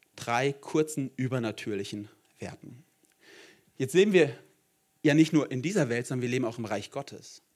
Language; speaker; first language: German; native; German